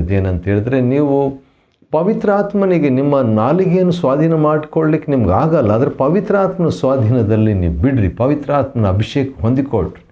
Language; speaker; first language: Kannada; native; Kannada